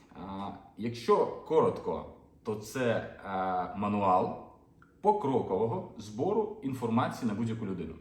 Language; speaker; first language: Ukrainian; non-native, local second language; Russian